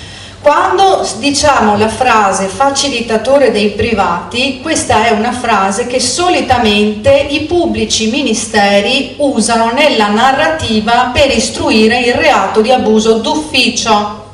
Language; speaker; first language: Italian; native; Italian